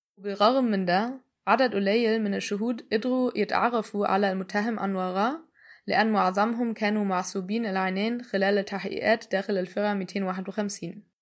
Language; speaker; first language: Arabic; non-native, fluent; German